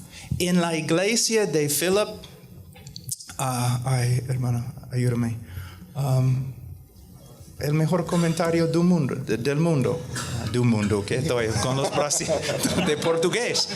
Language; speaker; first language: Spanish; non-native, fluent; English